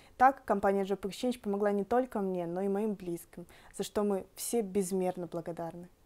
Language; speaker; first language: Russian; native; Russian